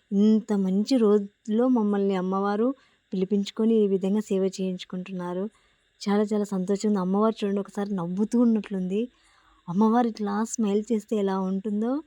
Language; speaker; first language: Telugu; native; Telugu